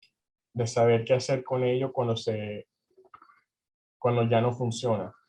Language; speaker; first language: Spanish; early bilingual, heritage; Spanish